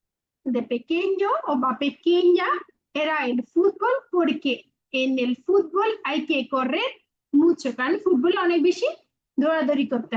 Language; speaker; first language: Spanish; non-native, learner; Bangla